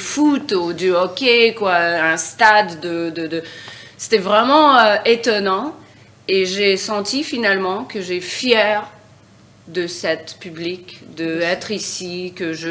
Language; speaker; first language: French; non-native, fluent; Russian